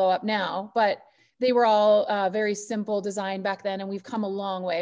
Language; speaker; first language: English; native; English